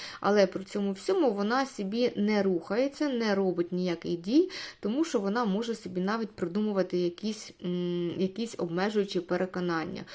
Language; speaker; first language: Ukrainian; non-native, local second language; Russian